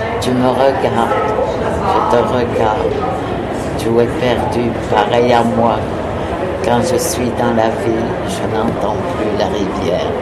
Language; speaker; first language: French; non-native, local second language; Innu-aimun